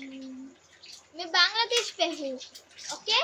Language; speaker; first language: Hindi; non-native, learner; Bangla